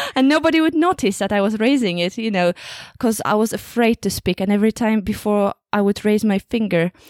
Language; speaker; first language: English; non-native, fluent; Kazakh